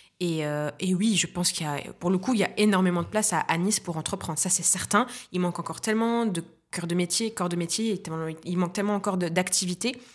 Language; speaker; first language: French; non-native, local second language; Arabic